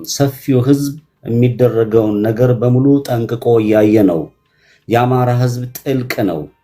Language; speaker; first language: Amharic; native; Amharic